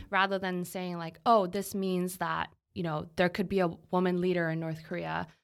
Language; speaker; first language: English; non-native, fluent; Korean